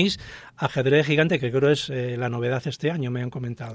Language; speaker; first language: Spanish; native; Spanish